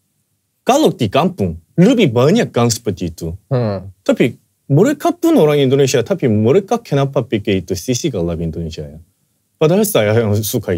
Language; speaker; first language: Indonesian; non-native, fluent; Korean